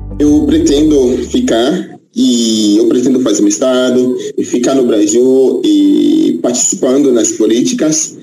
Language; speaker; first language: Portuguese; non-native, fluent; Haitian Creole